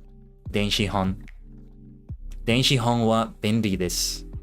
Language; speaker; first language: Japanese; non-native, learner; English